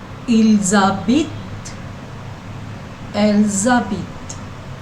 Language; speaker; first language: French; non-native, learner; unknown